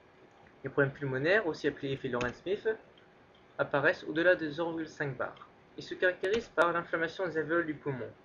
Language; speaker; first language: French; native; French